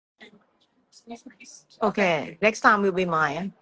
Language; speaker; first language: English; non-native, fluent; Thai